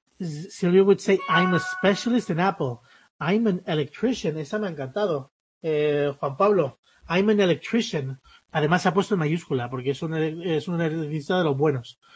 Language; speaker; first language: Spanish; early bilingual, other home language; English